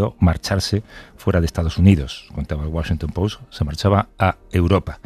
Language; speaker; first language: Spanish; native; Spanish